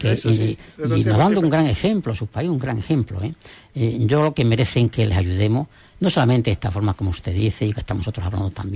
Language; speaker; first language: Spanish; native; Spanish